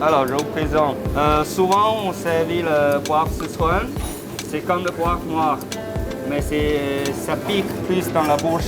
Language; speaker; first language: French; non-native, fluent; Chinese